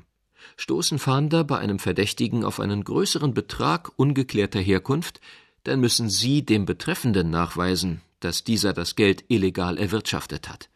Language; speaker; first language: German; native; German